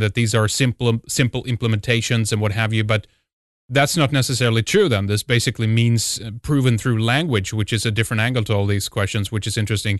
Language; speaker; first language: English; non-native, fluent; Swedish